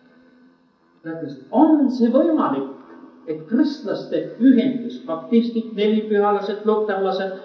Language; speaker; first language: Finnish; non-native, learner; Estonian